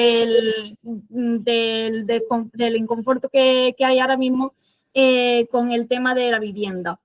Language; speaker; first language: Spanish; native; Spanish